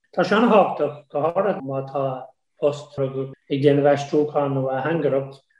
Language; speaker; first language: Irish; native; Irish